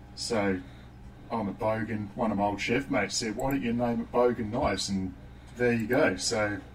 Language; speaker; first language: English; native; English